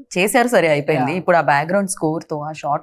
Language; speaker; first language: Telugu; native; Telugu